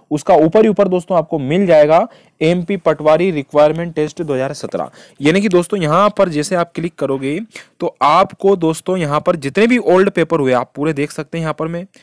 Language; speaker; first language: Hindi; native; Hindi